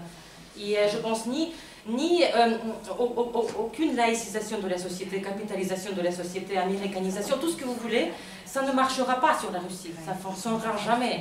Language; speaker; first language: French; non-native, fluent; Russian